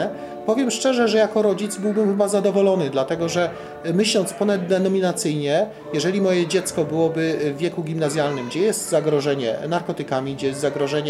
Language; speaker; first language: Polish; native; Polish